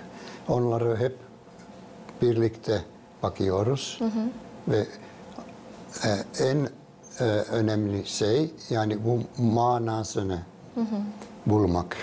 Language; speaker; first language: Turkish; non-native, fluent; Finnish